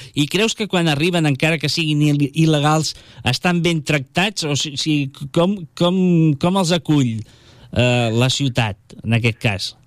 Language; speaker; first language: Catalan; native; Catalan